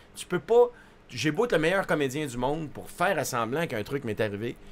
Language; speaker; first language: French; native; French